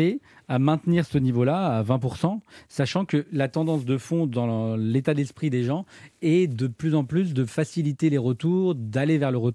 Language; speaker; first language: French; native; French